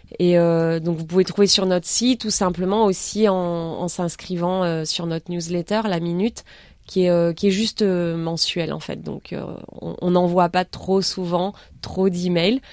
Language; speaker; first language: French; native; French